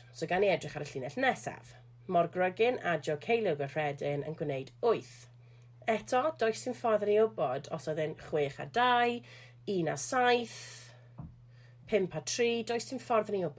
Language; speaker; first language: Welsh; non-native, local second language; English